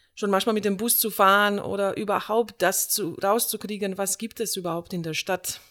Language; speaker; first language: German; non-native, fluent; Slovenian